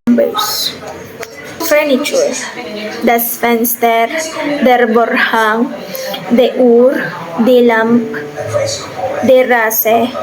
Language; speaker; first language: German; non-native, learner; Bikol